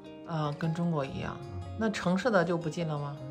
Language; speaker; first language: Chinese; native; Chinese